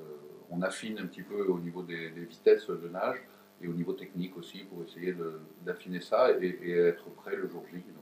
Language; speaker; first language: French; native; French